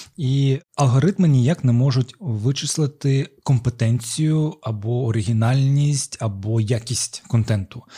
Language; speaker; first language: Ukrainian; non-native, local second language; Russian